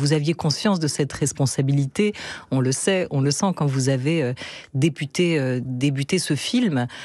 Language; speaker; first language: French; native; French